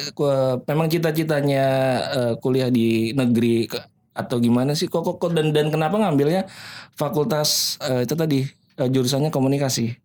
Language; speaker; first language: Indonesian; native; Indonesian